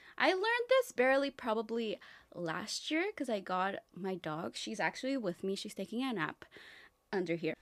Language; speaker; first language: English; non-native, fluent; Spanish